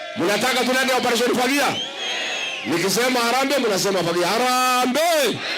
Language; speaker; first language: Swahili; non-native, local second language; Kikuyu